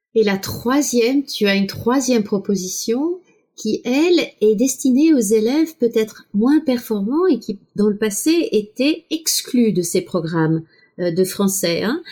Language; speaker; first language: French; native; French